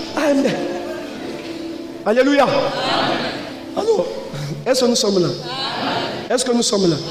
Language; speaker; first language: French; non-native, local second language; Lingala